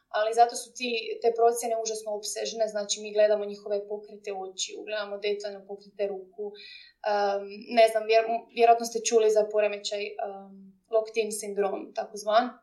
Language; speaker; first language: Croatian; native; Croatian